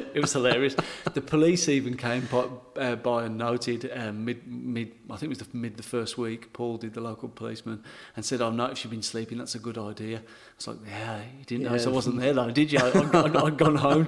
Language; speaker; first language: English; native; English